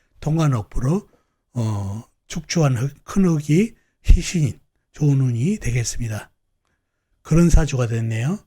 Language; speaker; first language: Korean; native; Korean